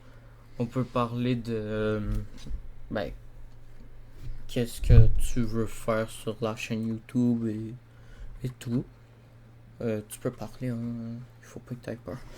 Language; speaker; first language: French; native; French